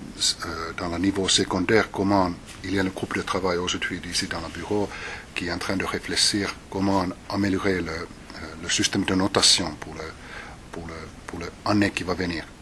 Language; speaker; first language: French; non-native, fluent; Finnish